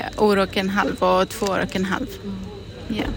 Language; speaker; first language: Swedish; non-native, learner; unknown